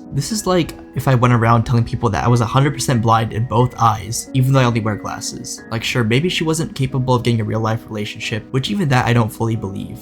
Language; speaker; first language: English; native; English